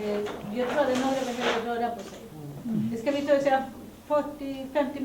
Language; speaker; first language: Swedish; early bilingual, other home language; Spanish